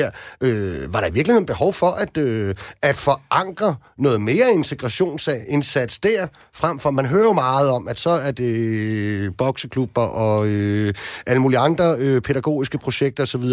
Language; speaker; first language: Danish; native; Danish